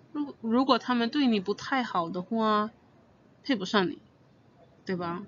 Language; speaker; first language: Chinese; non-native, fluent; English